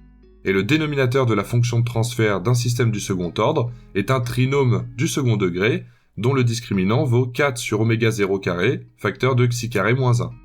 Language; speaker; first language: French; native; French